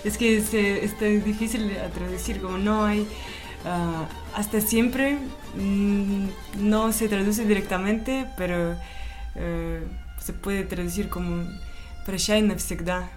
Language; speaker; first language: Spanish; non-native, fluent; Russian